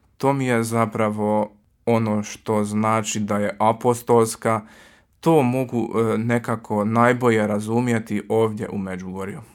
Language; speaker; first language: Croatian; early bilingual, heritage; Croatian